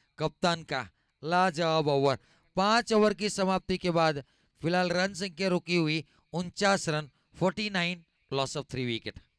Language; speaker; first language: Hindi; non-native, local second language; Gujarati